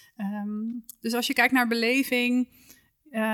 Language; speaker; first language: Dutch; native; Dutch